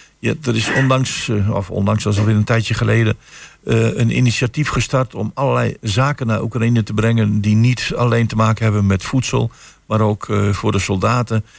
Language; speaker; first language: Dutch; native; Dutch